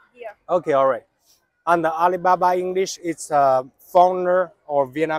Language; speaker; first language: English; non-native, learner; Chinese